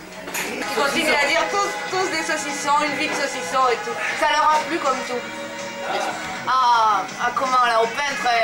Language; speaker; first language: French; native; French